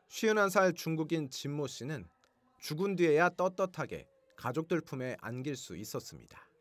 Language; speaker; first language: Korean; native; Korean